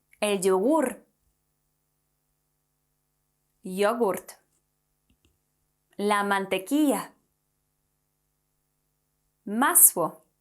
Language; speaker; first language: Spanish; non-native, fluent; Polish